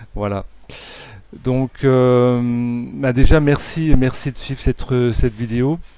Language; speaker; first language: French; native; French